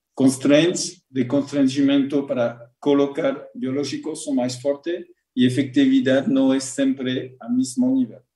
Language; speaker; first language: Portuguese; non-native, learner; French